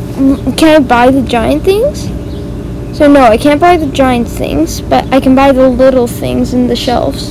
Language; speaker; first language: English; native; English